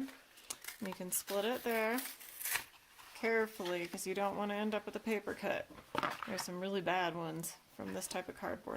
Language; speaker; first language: English; native; English